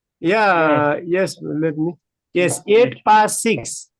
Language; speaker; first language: English; non-native, learner; Nepali